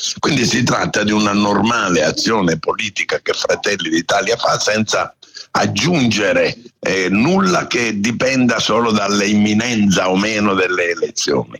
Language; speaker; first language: Italian; native; Italian